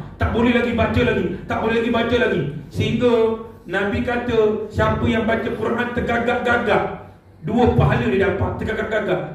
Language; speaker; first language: Malay; non-native, local second language; Tamil